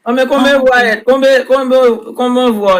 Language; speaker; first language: French; non-native, local second language; Haitian Creole